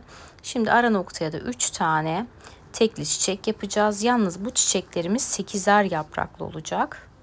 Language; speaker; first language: Turkish; native; Turkish